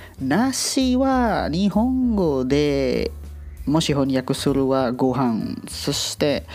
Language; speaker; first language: Japanese; non-native, learner; Indonesian